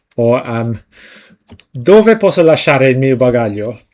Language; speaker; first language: Italian; non-native, learner; English